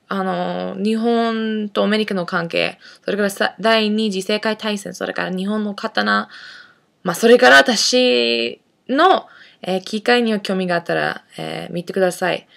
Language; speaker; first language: Japanese; non-native, fluent; English